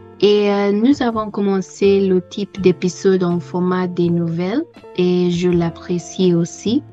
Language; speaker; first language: French; non-native, learner; English